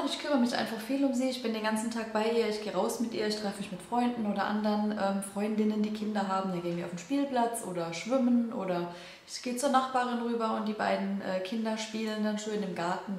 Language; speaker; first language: German; native; German